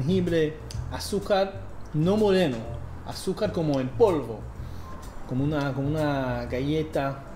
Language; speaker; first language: Spanish; non-native, fluent; English